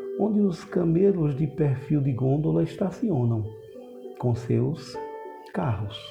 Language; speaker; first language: Portuguese; native; Portuguese